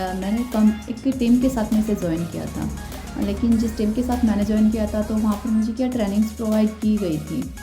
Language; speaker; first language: Hindi; non-native, local second language; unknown